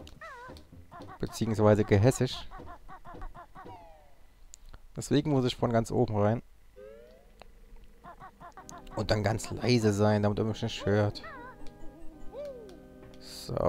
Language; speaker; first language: German; native; German